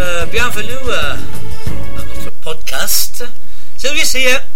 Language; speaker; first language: French; non-native, learner; English